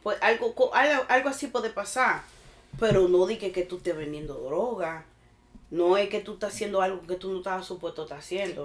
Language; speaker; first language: Spanish; early bilingual, heritage; Spanish